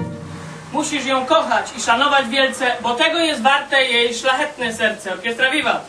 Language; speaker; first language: Polish; native; Polish